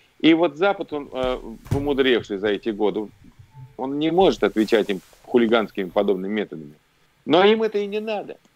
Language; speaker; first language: Russian; native; Russian